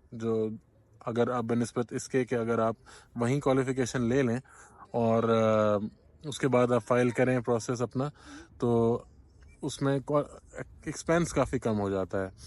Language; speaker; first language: Urdu; native; Urdu